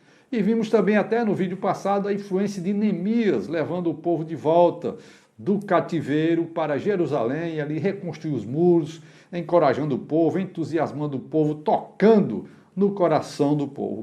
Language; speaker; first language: Portuguese; native; Portuguese